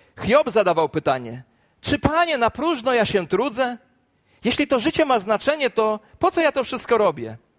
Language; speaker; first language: Polish; native; Polish